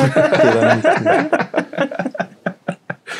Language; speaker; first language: French; non-native, learner; Albanian